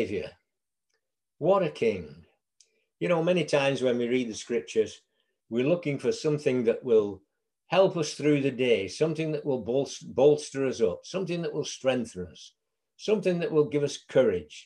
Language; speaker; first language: English; native; English